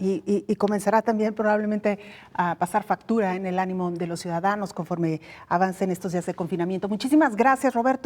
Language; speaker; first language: Spanish; native; Spanish